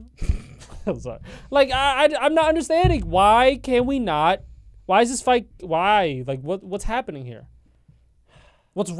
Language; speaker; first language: English; native; English